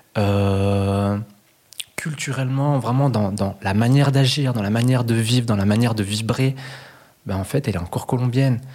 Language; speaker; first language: French; early bilingual, other home language; Spanish